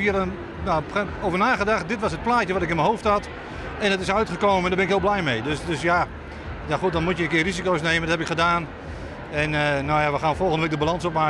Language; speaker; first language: Dutch; native; Dutch